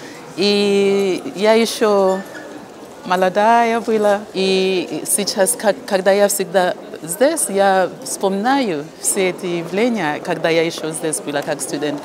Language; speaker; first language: Russian; non-native, fluent; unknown